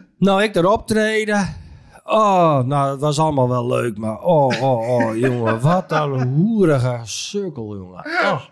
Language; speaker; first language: Dutch; native; Dutch